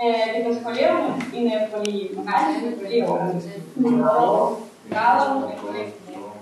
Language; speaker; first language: Greek; non-native, learner; Russian